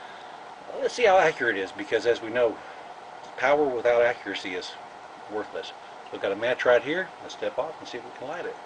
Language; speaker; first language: English; native; English